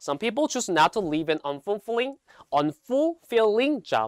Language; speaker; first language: English; non-native, fluent; Korean